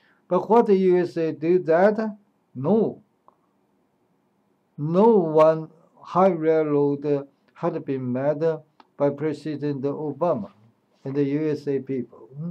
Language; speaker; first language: English; non-native, learner; Chinese